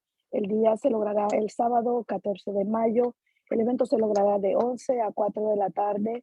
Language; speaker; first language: Spanish; native; Spanish